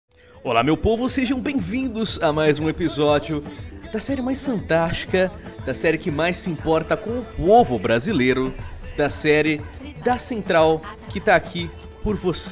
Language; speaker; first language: Portuguese; native; Portuguese